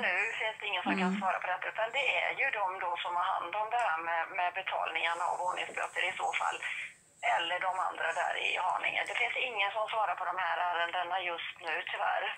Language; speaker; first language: Swedish; native; Swedish